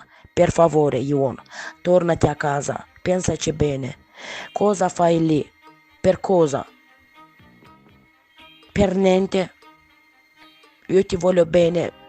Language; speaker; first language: Italian; non-native, learner; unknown